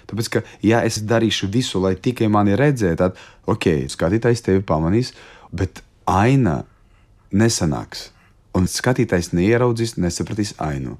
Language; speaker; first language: Latvian; non-native, local second language; Russian